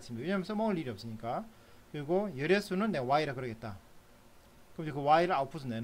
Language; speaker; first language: Korean; native; Korean